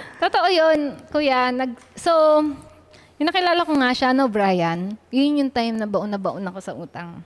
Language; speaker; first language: Filipino; native; Filipino